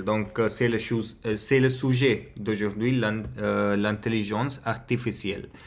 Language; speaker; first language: French; non-native, fluent; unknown